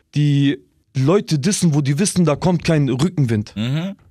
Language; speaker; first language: German; early bilingual, other home language; Albanian